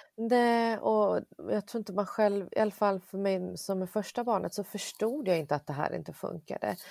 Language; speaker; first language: Swedish; early bilingual, other home language; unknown